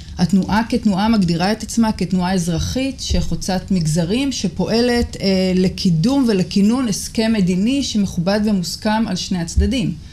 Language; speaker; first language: Hebrew; native; Hebrew